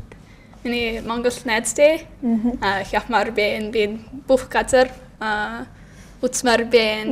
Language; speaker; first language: Mongolian; non-native, learner; English